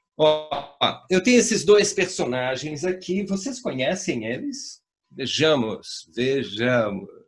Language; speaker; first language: Portuguese; native; Portuguese